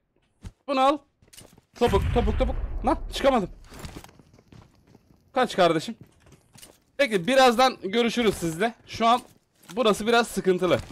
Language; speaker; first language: Turkish; native; Turkish